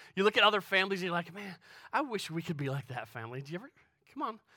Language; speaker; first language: English; native; English